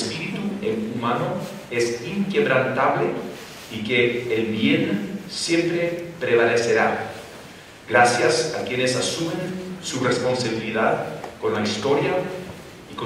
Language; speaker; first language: Spanish; non-native, fluent; English